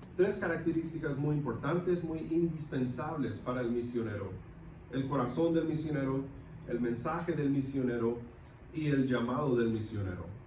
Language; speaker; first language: Spanish; non-native, local second language; English